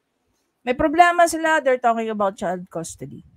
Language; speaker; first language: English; non-native, local second language; Filipino